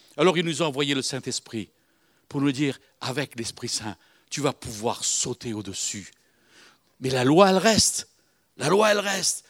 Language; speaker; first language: French; native; French